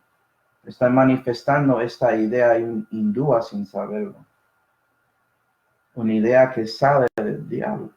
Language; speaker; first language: Spanish; early bilingual, heritage; Spanish